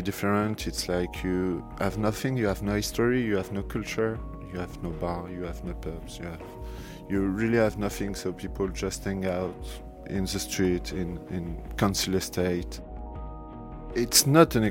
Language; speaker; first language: English; non-native, fluent; French